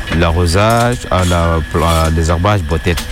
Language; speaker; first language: French; non-native, learner; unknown